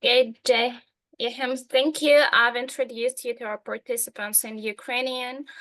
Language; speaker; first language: English; non-native, fluent; Ukrainian